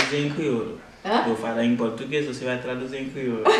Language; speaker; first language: Portuguese; non-native, learner; Haitian Creole